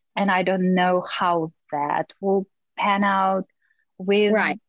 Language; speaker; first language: English; non-native, fluent; Russian